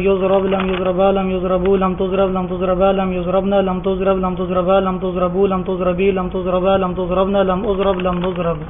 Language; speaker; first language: Arabic; non-native, learner; Urdu